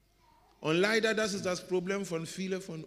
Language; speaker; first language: German; non-native, learner; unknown